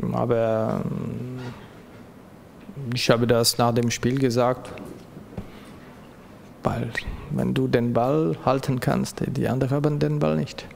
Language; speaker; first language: German; non-native, local second language; French